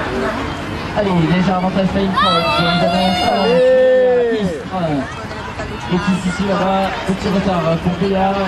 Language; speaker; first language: French; native; French